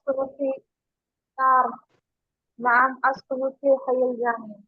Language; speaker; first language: Arabic; non-native, learner; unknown